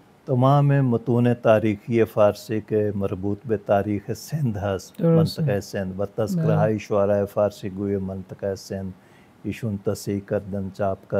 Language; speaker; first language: Persian; non-native, fluent; Punjabi